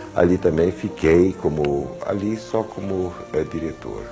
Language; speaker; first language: Portuguese; early bilingual, other home language; German